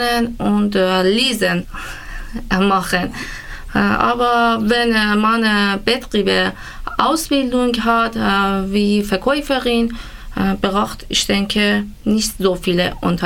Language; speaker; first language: German; non-native, learner; Persian